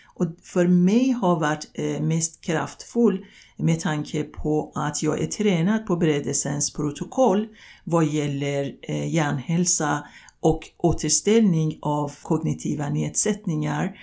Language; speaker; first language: Swedish; non-native, fluent; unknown